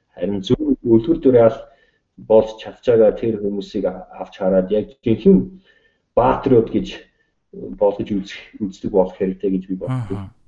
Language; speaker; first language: Mongolian; non-native, fluent; English